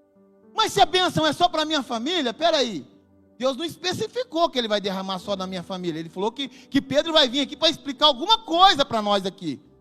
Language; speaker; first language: Portuguese; native; Portuguese